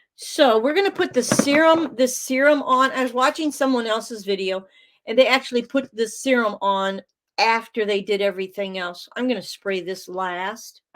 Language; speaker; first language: English; native; English